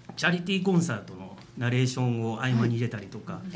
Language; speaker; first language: Japanese; native; Japanese